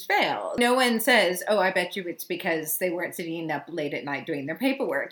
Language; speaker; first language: English; native; English